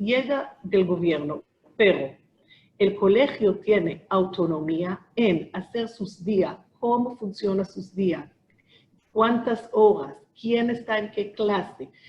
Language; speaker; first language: Spanish; non-native, fluent; Hebrew